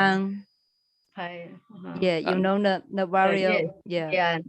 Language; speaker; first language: English; non-native, learner; Chinese